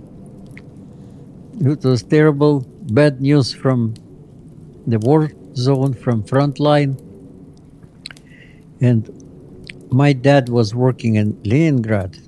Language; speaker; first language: English; non-native, fluent; Russian